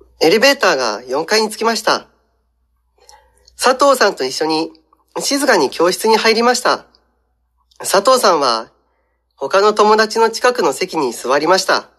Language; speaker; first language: Japanese; non-native, fluent; Indonesian